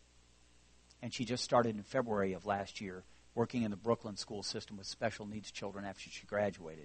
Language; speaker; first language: English; native; English